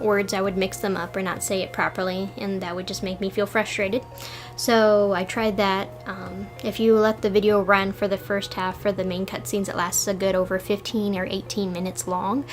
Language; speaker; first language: English; native; English